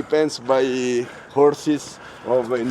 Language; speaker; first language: English; non-native, learner; Italian